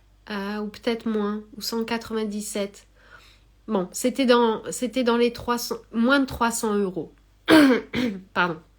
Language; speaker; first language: French; native; French